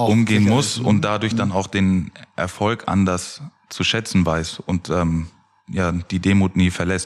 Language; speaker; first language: German; native; German